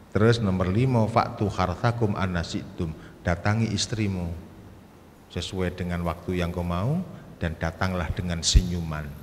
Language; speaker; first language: Indonesian; non-native, local second language; Javanese